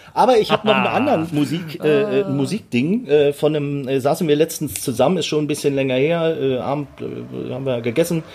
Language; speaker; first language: German; native; German